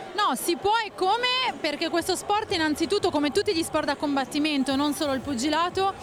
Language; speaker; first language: Italian; native; Italian